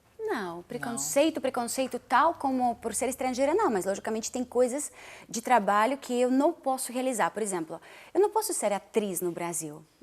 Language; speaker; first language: Portuguese; non-native, fluent; Russian